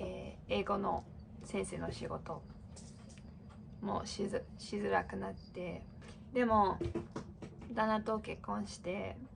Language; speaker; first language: Japanese; non-native, fluent; English